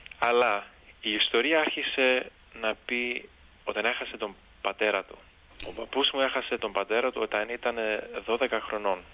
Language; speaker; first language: Greek; early bilingual, heritage; Greek